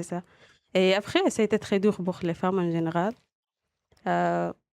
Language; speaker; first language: French; non-native, learner; Arabic